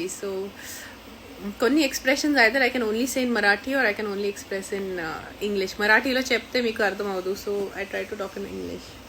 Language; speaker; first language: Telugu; non-native, local second language; Marathi